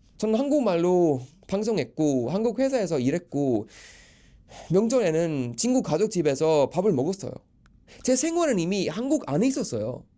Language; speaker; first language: Korean; non-native, fluent; Swedish